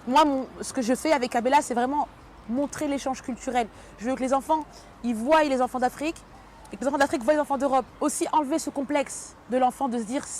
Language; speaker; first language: French; early bilingual, other home language; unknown